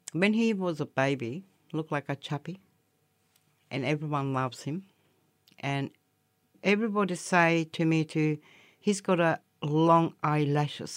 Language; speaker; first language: English; non-native, learner; Turkish